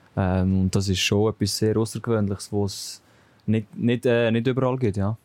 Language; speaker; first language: German; native; German